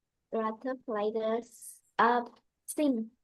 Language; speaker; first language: English; non-native, learner; Vietnamese